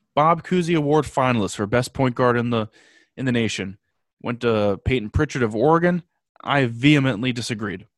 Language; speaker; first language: English; native; English